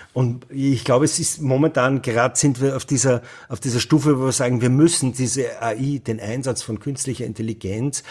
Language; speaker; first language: German; native; German